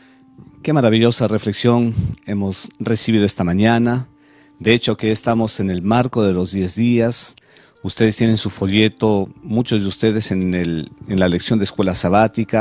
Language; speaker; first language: Spanish; native; Spanish